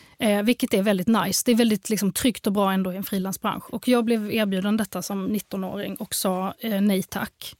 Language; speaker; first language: Swedish; early bilingual, other home language; Arabic